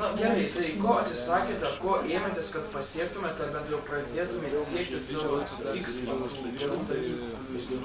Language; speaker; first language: Lithuanian; native; Lithuanian